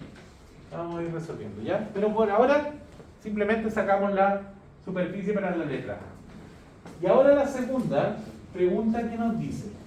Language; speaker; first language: Spanish; native; Spanish